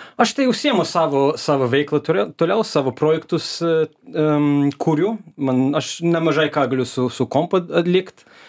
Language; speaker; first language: Lithuanian; early bilingual, heritage; Lithuanian